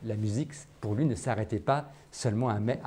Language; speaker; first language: French; native; French